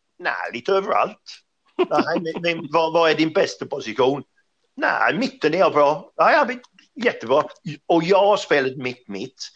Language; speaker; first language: Swedish; non-native, fluent; English